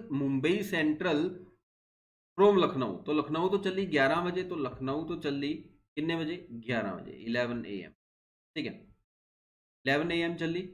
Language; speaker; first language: Hindi; non-native, local second language; Punjabi